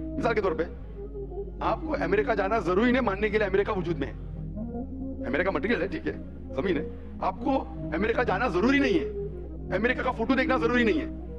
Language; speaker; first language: Hindi; non-native, local second language; Konkani